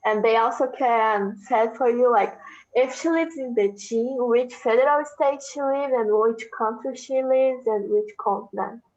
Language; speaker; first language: English; non-native, fluent; Portuguese